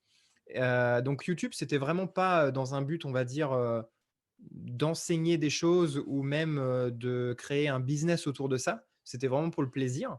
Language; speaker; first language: French; native; French